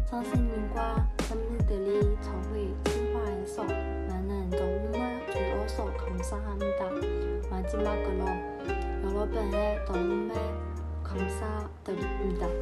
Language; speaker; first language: Korean; non-native, learner; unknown